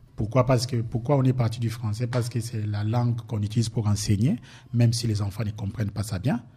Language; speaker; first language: French; non-native, local second language; Lingala